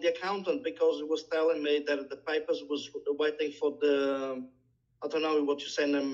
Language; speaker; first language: English; non-native, learner; Portuguese